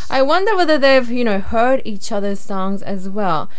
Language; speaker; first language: English; early bilingual, other home language; Korean